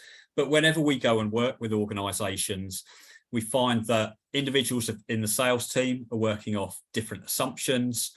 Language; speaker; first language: English; native; English